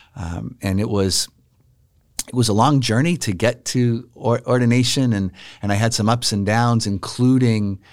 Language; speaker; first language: English; native; English